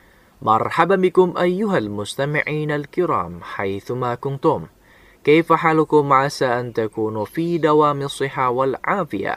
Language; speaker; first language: Arabic; non-native, fluent; Indonesian